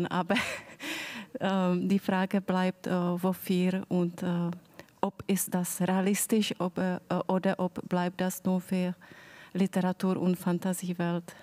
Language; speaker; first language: German; non-native, fluent; Czech